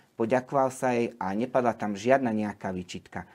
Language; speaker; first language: Slovak; native; Slovak